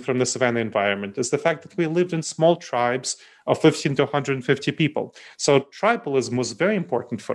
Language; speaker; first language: English; early bilingual, other home language; Romanian